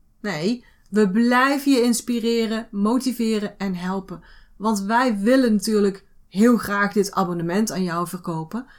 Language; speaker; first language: Dutch; native; Dutch